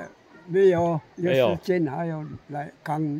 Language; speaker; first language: Chinese; non-native, local second language; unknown